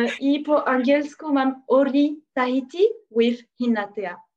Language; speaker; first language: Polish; non-native, learner; French